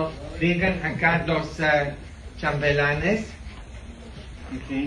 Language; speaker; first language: Spanish; non-native, fluent; English